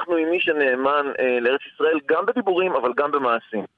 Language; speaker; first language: Hebrew; native; Hebrew